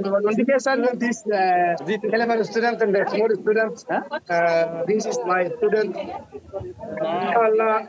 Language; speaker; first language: English; non-native, learner; Oromo